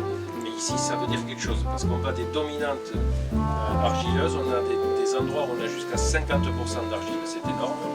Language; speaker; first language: French; native; French